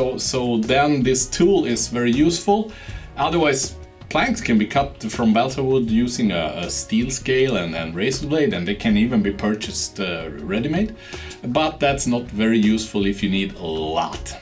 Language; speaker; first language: English; non-native, fluent; Swedish